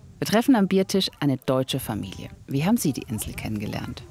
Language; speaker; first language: German; native; German